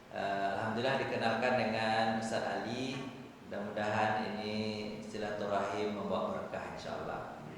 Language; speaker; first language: Indonesian; non-native, local second language; Minangkabau